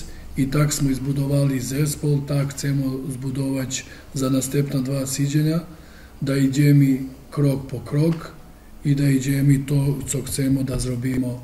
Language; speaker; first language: Polish; non-native, learner; Serbian